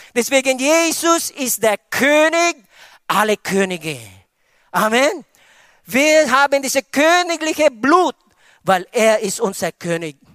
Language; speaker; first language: German; non-native, fluent; Filipino